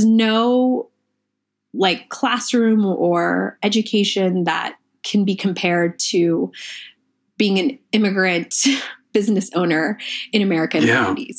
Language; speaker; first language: English; early bilingual, other home language; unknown